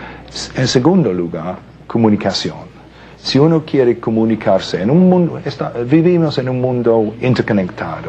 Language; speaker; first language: Spanish; non-native, fluent; English